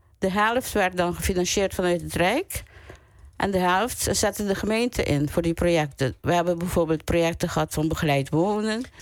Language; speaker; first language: Dutch; non-native, local second language; Papiamento